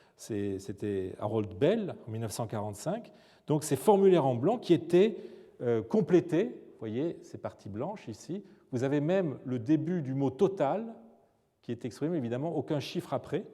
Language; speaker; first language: French; native; French